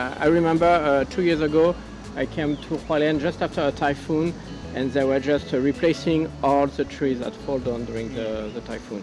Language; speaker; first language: English; non-native, learner; French